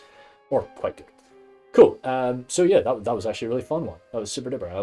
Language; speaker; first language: English; native; English